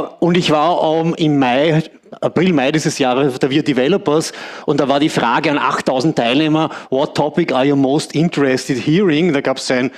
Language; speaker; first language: German; native; German